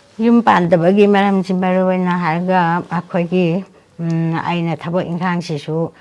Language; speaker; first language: Manipuri; native; Manipuri